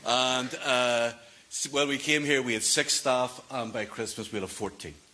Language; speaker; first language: English; native; English